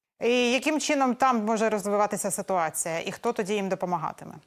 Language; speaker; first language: Ukrainian; native; Ukrainian